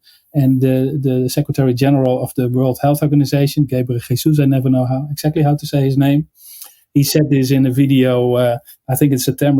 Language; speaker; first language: English; non-native, fluent; Dutch